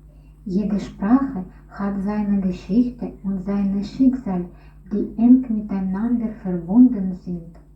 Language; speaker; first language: German; non-native, learner; Russian